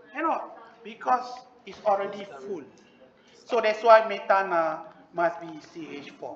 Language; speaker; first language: English; non-native, local second language; Malay